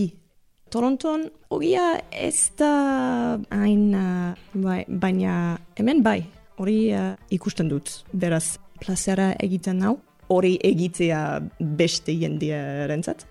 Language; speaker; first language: Basque; non-native, learner; English